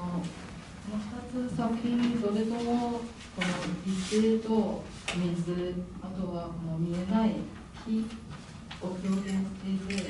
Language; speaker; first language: Japanese; non-native, fluent; Chinese